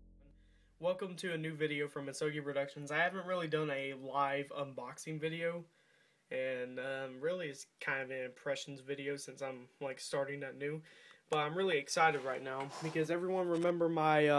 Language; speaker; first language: English; native; English